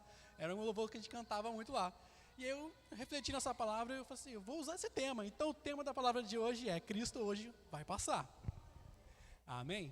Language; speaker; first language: Portuguese; native; Portuguese